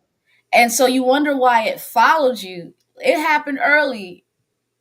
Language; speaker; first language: English; native; English